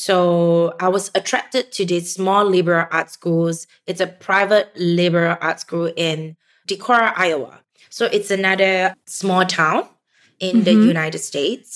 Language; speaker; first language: English; non-native, local second language; Chinese